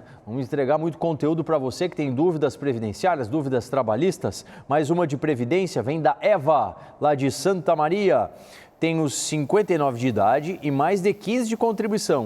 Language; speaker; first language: Portuguese; native; Portuguese